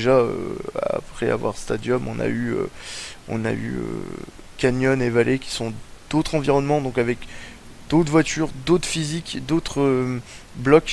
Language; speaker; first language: French; native; French